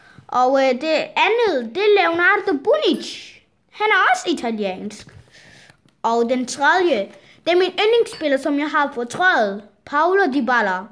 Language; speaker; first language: Danish; early bilingual, other home language; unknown